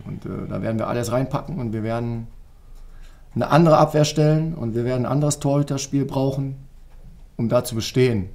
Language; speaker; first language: German; native; German